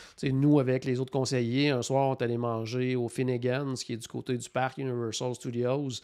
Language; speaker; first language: French; native; French